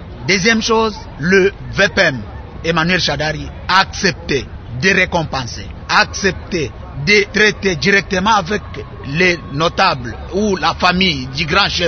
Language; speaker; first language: French; non-native, local second language; Luba-Lulua